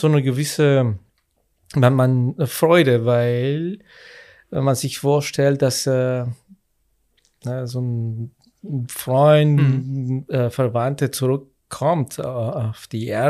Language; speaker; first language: German; non-native, fluent; Spanish